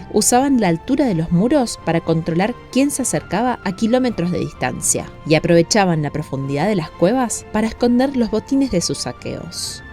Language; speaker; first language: Spanish; native; Spanish